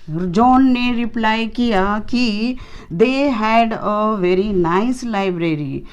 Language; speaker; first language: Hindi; native; Hindi